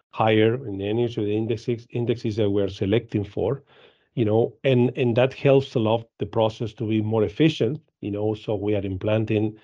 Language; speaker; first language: English; non-native, fluent; Spanish